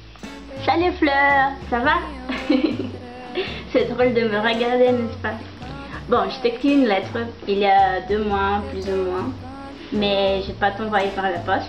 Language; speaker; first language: French; non-native, learner; Portuguese